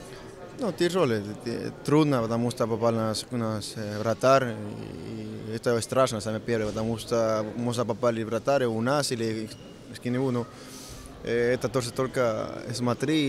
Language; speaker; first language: Russian; non-native, learner; Spanish